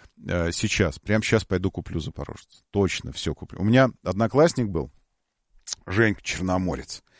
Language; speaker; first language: Russian; native; Russian